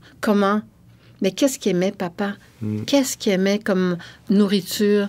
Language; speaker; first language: French; native; French